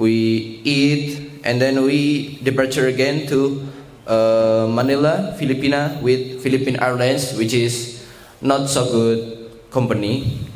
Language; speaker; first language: English; non-native, learner; Indonesian